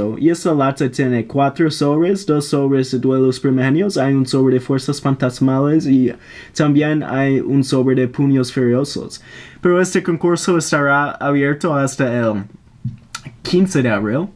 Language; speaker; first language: Spanish; non-native, learner; English